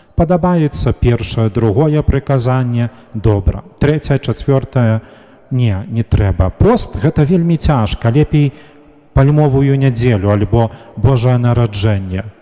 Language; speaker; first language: Belarusian; native; Belarusian